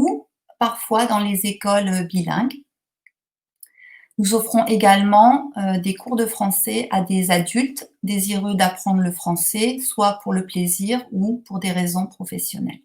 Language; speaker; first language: French; native; French